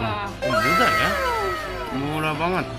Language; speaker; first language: Indonesian; non-native, fluent; Japanese